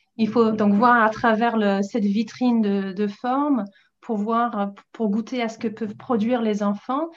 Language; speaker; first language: French; non-native, fluent; English